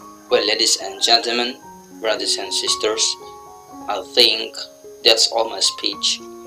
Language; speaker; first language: English; non-native, fluent; Indonesian